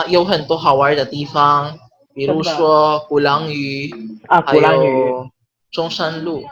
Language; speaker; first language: Chinese; non-native, learner; Filipino